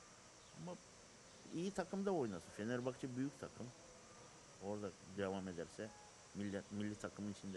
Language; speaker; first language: Turkish; non-native, learner; Russian